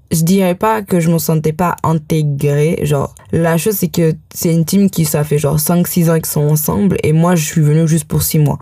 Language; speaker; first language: French; early bilingual, heritage; French